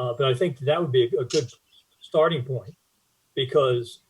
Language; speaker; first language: English; native; English